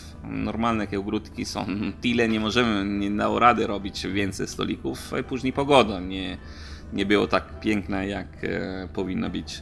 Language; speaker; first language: Polish; non-native, learner; Italian